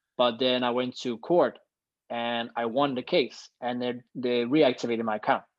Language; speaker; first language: English; non-native, fluent; Danish